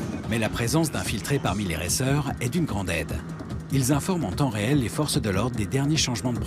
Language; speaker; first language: French; native; French